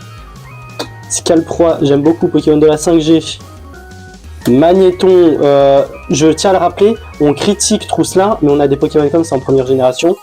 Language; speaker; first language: French; native; French